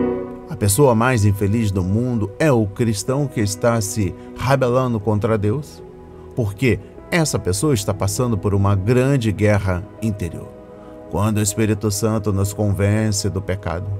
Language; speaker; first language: Portuguese; native; Portuguese